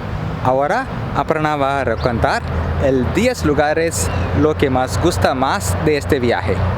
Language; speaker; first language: Spanish; non-native, learner; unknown